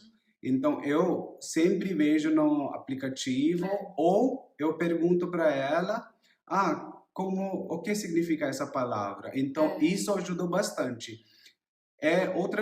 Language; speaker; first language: Portuguese; non-native, learner; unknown